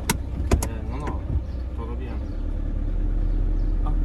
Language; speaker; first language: Spanish; non-native, learner; Ukrainian